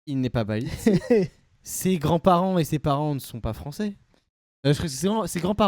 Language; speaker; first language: French; native; French